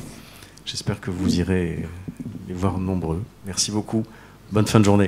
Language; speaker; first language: French; native; French